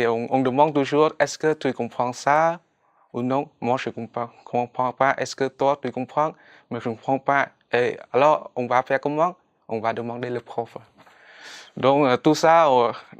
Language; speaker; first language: French; non-native, fluent; Khmer